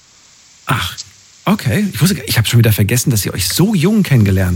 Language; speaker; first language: German; native; German